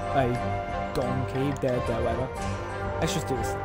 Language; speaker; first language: English; native; English